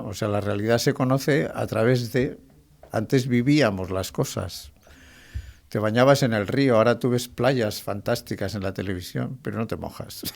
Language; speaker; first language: Spanish; native; Spanish